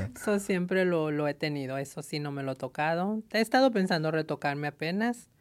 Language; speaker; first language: Spanish; early bilingual, heritage; Spanish